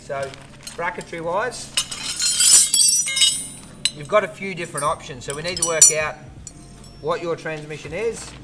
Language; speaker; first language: English; native; English